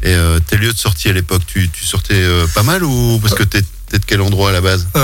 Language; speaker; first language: French; native; French